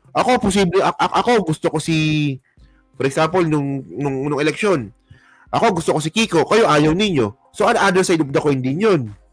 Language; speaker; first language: Filipino; non-native, local second language; Hiligaynon